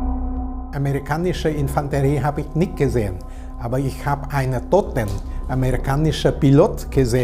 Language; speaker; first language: German; non-native, learner; Vietnamese